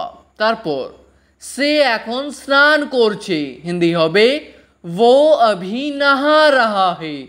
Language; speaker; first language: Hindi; non-native, fluent; Bangla